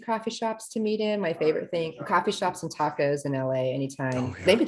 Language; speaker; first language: English; native; English